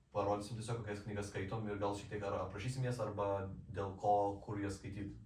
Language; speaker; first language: Lithuanian; native; Lithuanian